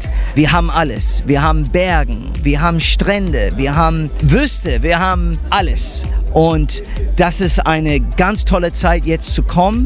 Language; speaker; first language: German; non-native, fluent; English